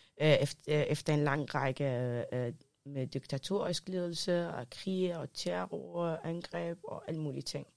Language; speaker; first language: Danish; early bilingual, other home language; Arabic